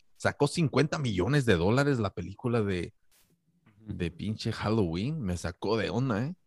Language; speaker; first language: Spanish; native; Spanish